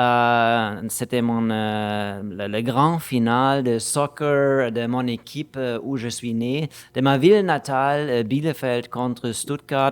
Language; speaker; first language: French; non-native, fluent; German